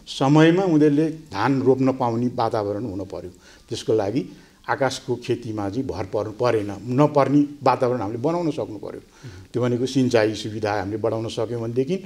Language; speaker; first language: Nepali; native; Nepali